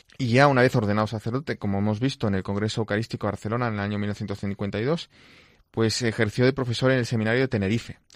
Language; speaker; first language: Spanish; non-native, local second language; Catalan